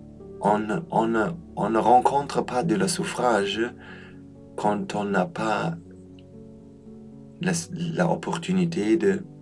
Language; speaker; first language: French; non-native, learner; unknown